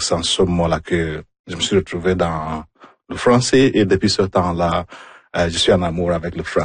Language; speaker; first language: French; non-native, fluent; Igbo